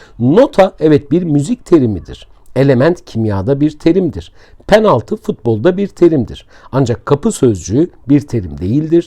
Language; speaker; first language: Turkish; native; Turkish